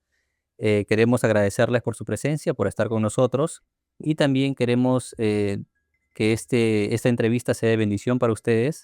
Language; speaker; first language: Spanish; native; Spanish